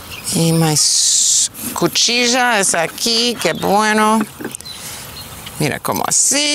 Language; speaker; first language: Spanish; non-native, learner; English